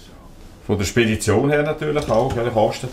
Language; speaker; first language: German; native; German